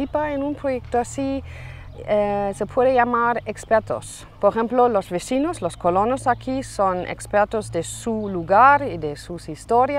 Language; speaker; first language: Spanish; non-native, fluent; German